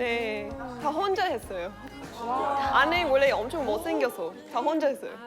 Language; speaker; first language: Korean; non-native, learner; English